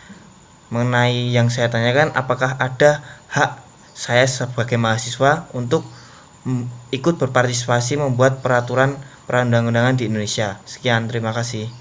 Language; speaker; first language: Indonesian; native; Indonesian